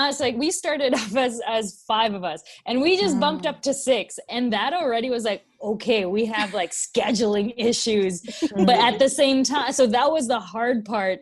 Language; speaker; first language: English; non-native, local second language; Filipino